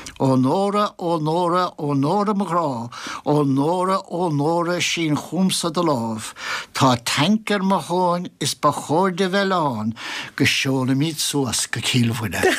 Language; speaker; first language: Irish; native; Irish